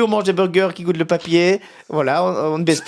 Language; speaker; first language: French; native; French